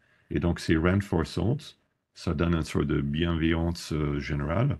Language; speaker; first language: French; non-native, fluent; English